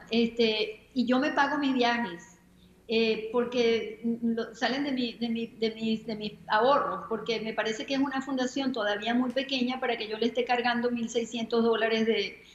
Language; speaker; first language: Spanish; native; Spanish